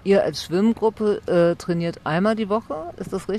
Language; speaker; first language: German; native; German